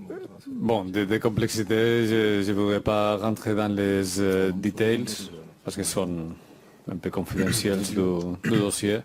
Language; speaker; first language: French; non-native, fluent; Spanish